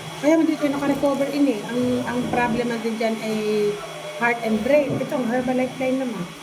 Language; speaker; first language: Filipino; native; Filipino